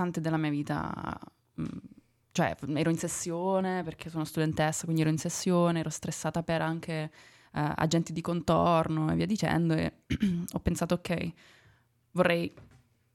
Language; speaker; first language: Italian; native; Italian